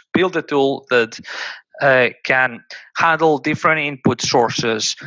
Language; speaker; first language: English; non-native, fluent; Greek